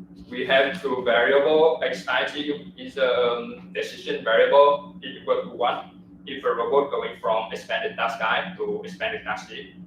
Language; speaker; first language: English; non-native, fluent; Vietnamese